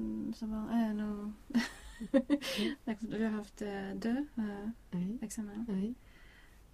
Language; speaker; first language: French; non-native, learner; Swedish